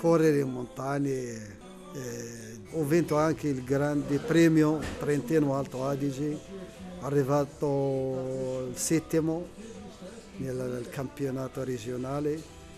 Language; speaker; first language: Italian; non-native, learner; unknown